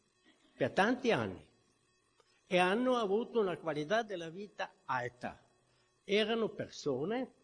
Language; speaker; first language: Italian; non-native, fluent; German